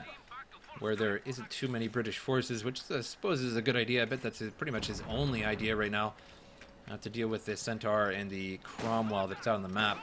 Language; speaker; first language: English; native; English